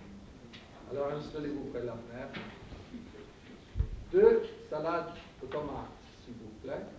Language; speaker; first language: French; non-native, fluent; English